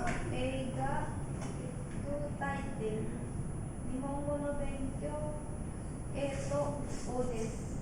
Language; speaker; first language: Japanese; non-native, learner; Indonesian